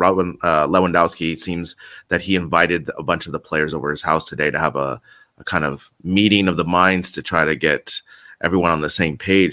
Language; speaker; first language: English; native; English